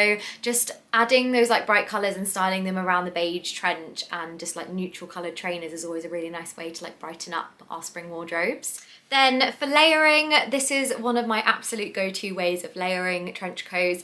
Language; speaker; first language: English; native; English